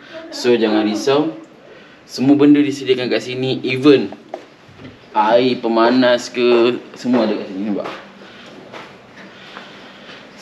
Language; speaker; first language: Malay; native; Malay